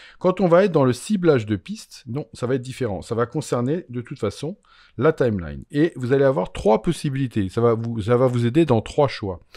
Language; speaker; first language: French; native; French